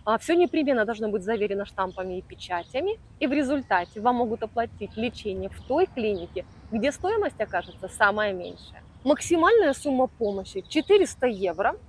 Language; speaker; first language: Russian; native; Russian